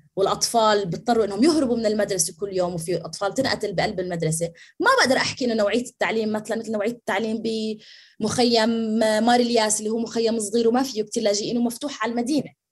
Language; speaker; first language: Arabic; native; Arabic